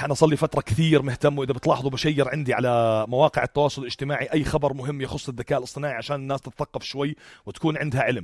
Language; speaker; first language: Arabic; native; Arabic